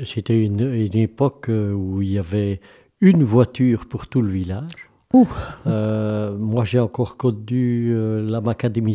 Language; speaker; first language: French; native; French